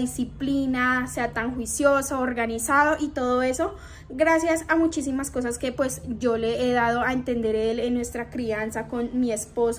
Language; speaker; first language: Spanish; native; Spanish